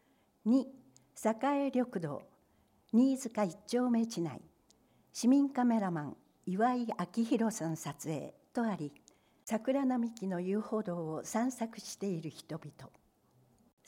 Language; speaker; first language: Japanese; native; Japanese